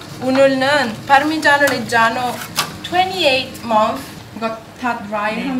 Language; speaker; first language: Korean; non-native, learner; Italian